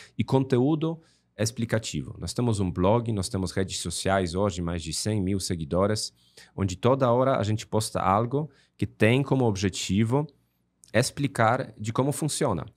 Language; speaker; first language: Portuguese; non-native, fluent; Polish